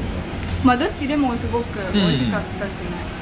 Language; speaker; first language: Japanese; non-native, fluent; Vietnamese